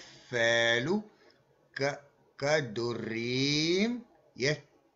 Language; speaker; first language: Arabic; native; Arabic